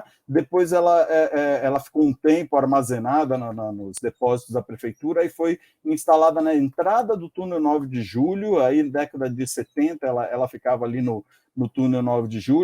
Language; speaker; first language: Portuguese; native; Portuguese